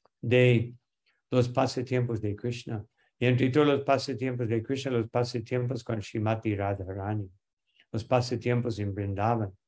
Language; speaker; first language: Spanish; non-native, fluent; English